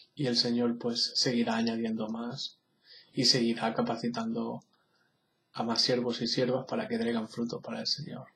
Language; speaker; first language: Spanish; native; Spanish